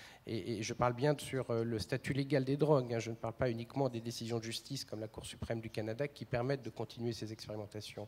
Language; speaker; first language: French; native; French